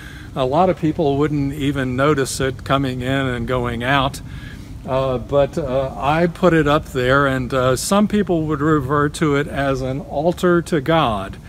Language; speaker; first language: English; native; English